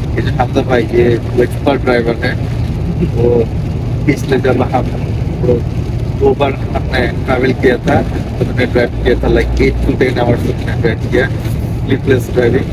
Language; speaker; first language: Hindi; non-native, learner; Bangla